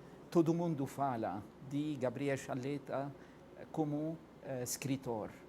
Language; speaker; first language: Portuguese; non-native, fluent; Arabic